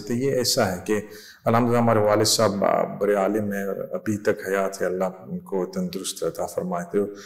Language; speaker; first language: Urdu; non-native, learner; English